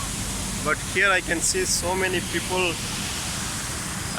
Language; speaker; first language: English; non-native, local second language; Tamil